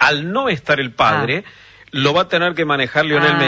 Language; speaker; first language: Spanish; native; Spanish